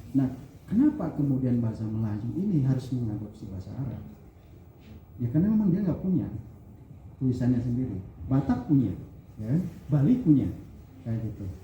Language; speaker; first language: Indonesian; non-native, local second language; Sundanese